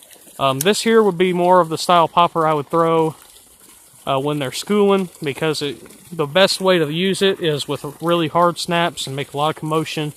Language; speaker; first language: English; native; English